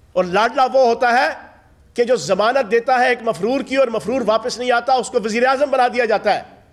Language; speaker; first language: Urdu; native; Urdu